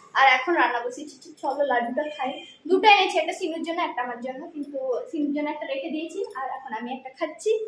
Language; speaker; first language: Bangla; non-native, local second language; Santali